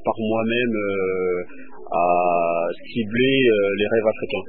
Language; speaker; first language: French; early bilingual, other home language; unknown